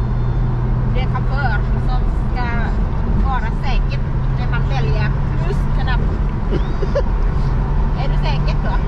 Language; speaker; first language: Swedish; non-native, learner; Thai